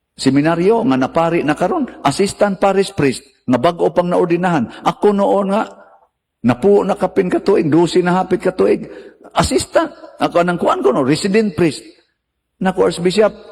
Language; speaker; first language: Cebuano; native; Cebuano